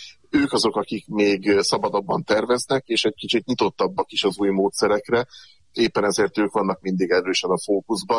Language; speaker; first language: Hungarian; native; Hungarian